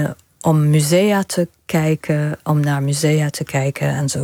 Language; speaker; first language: Dutch; non-native, fluent; Arabic